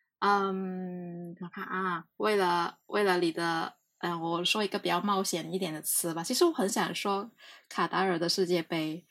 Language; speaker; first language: Chinese; non-native, local second language; Cantonese